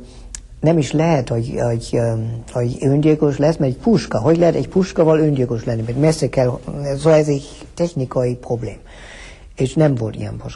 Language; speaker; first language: Hungarian; early bilingual, heritage; Hungarian